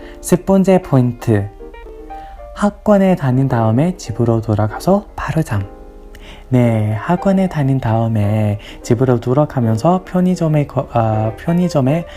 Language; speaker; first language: Korean; non-native, learner; English